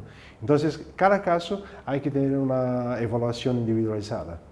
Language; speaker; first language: Spanish; non-native, fluent; Portuguese